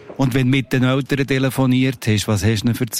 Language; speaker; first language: German; native; German